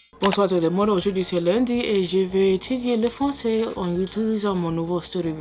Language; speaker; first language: French; non-native, learner; English